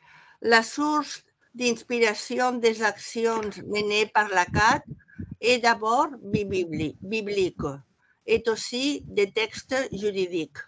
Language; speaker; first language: French; non-native, fluent; Catalan